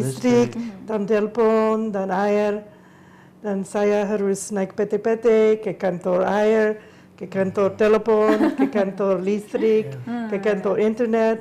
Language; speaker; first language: Indonesian; non-native, learner; English